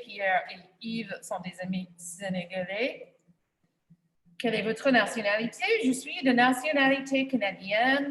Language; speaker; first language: French; non-native, fluent; English